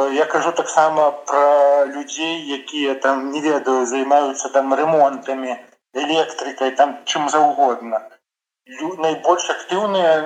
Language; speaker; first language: Belarusian; non-native, local second language; Russian